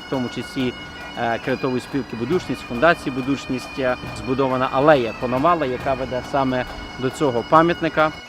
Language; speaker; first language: Ukrainian; native; Ukrainian